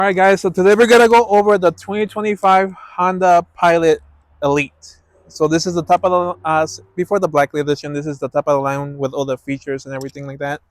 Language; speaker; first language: English; native; English